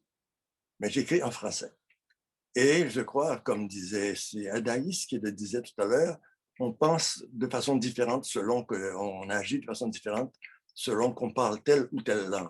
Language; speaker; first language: French; non-native, local second language; Haitian Creole